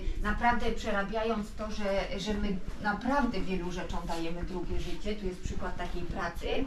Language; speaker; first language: Polish; native; Polish